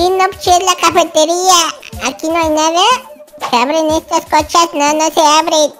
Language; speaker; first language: Spanish; native; Spanish